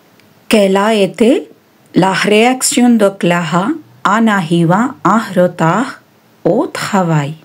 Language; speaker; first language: French; non-native, fluent; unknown